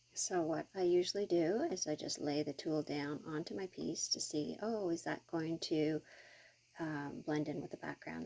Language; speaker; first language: English; native; English